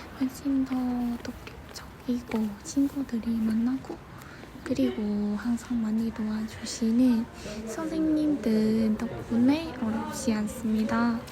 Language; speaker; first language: Korean; non-native, learner; Vietnamese